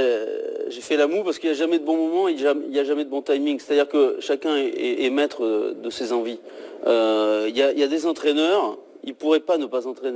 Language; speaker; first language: French; native; French